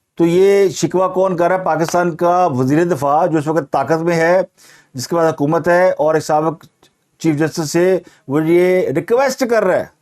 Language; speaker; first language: Urdu; non-native, local second language; Punjabi